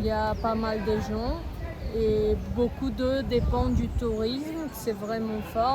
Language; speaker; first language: French; non-native, fluent; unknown